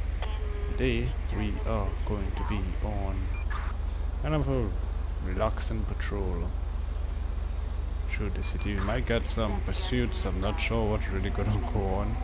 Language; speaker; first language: English; native; English